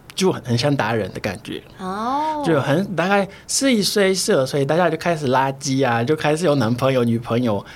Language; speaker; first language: Chinese; non-native, fluent; Portuguese